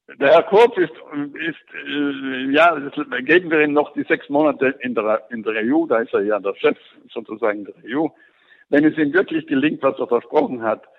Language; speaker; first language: German; native; German